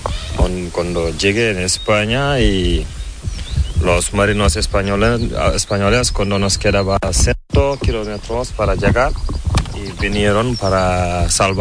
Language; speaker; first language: Spanish; non-native, learner; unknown